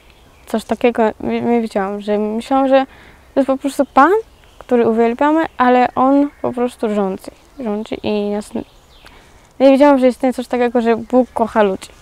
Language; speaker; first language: Polish; early bilingual, other home language; Georgian